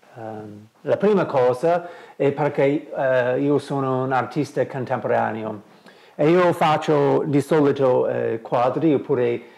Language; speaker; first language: Italian; non-native, learner; English